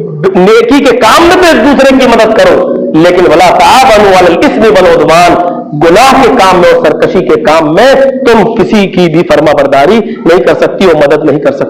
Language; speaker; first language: Urdu; native; Urdu